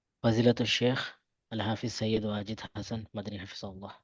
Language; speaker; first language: Arabic; non-native, learner; Urdu